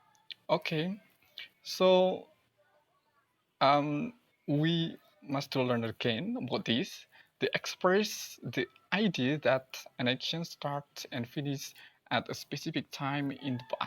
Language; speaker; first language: English; non-native, learner; Indonesian